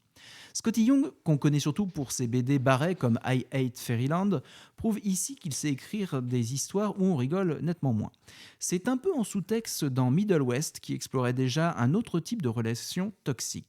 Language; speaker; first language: French; native; French